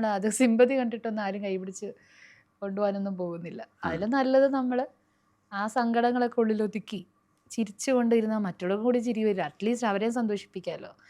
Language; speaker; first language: Malayalam; non-native, local second language; Hindi